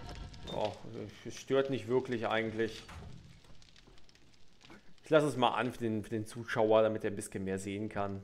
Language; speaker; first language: German; native; German